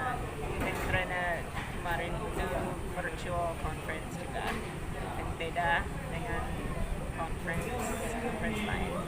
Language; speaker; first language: Indonesian; non-native, fluent; English